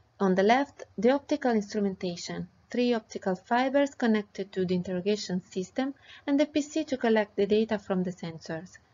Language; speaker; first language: English; non-native, fluent; Italian